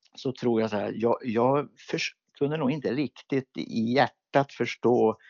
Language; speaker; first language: Swedish; native; Swedish